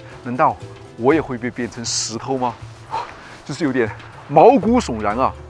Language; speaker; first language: Chinese; native; Chinese